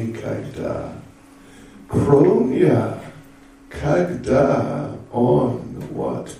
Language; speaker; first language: Russian; non-native, learner; English